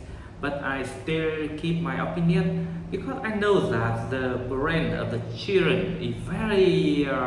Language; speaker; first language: English; non-native, learner; Vietnamese